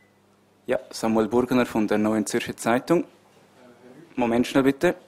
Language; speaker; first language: German; native; German